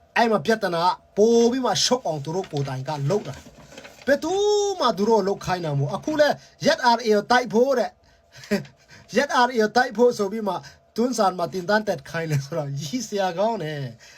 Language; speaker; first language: Burmese; non-native, local second language; Tedim Chin